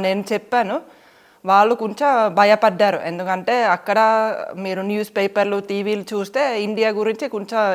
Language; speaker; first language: Telugu; non-native, fluent; Finnish